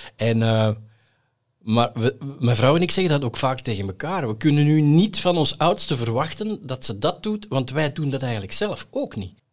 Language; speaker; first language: Dutch; native; Dutch